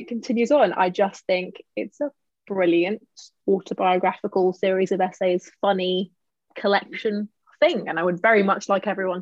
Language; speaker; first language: English; native; English